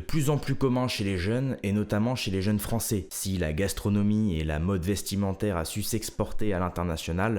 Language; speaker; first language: French; native; French